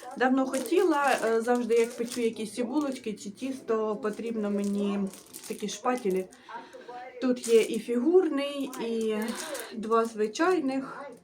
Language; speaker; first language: Ukrainian; non-native, local second language; Russian